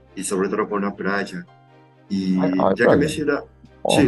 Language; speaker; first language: Spanish; non-native, fluent; Japanese